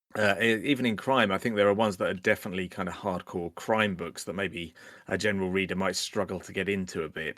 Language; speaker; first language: English; native; English